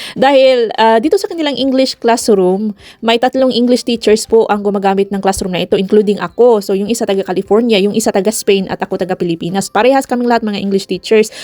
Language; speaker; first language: Filipino; non-native, local second language; Cebuano